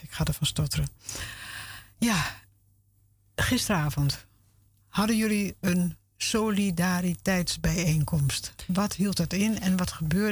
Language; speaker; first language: Dutch; native; Dutch